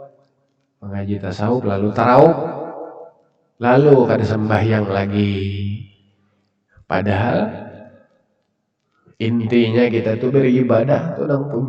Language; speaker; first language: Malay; non-native, local second language; Banjar